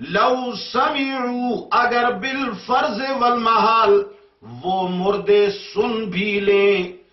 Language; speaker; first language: Urdu; non-native, local second language; Pashto